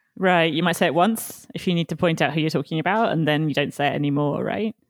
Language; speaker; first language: English; native; English